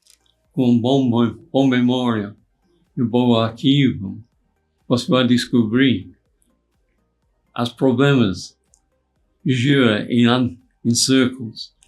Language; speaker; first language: Portuguese; non-native, fluent; English